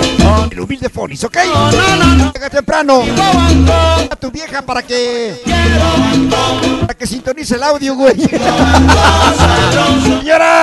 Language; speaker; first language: Spanish; native; Spanish